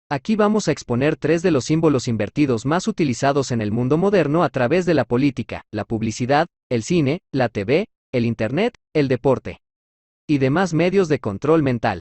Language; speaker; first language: Spanish; native; Spanish